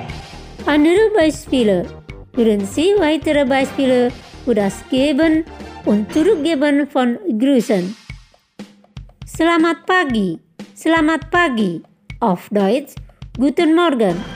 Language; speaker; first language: German; non-native, fluent; Indonesian